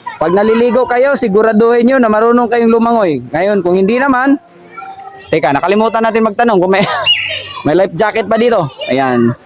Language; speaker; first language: Filipino; non-native, local second language; Cebuano